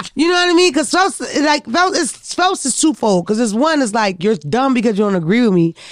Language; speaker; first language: English; early bilingual, other home language; Yoruba